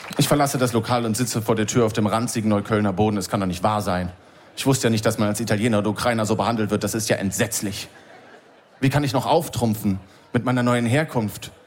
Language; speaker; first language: German; native; German